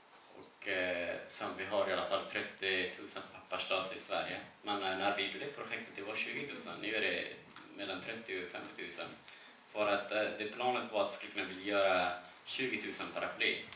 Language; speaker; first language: Swedish; non-native, learner; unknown